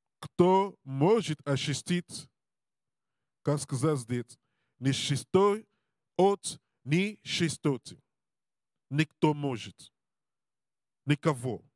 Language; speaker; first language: Russian; non-native, learner; English